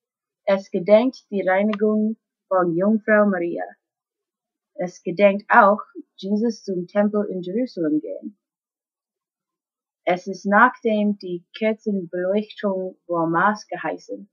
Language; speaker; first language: German; non-native, learner; English